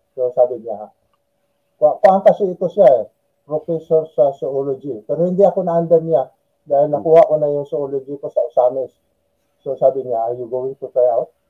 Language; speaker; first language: Filipino; non-native, local second language; Cebuano